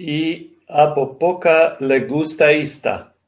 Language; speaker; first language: Spanish; non-native, learner; English